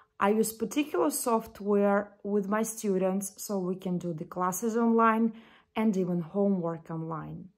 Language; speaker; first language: English; non-native, fluent; Russian